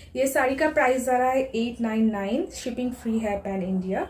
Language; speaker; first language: Hindi; non-native, local second language; Bangla